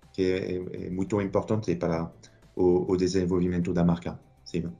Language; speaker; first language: Portuguese; non-native, fluent; French